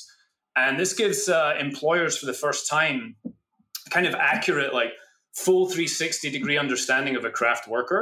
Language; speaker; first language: English; native; English